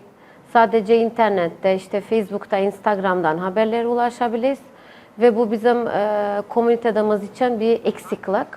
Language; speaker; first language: Turkish; non-native, local second language; Albanian